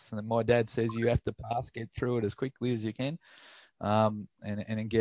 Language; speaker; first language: English; native; English